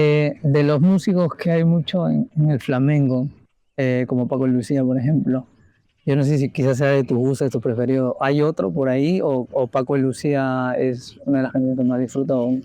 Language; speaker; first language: Spanish; native; Spanish